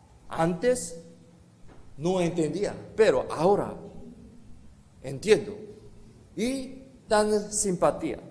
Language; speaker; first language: Spanish; non-native, learner; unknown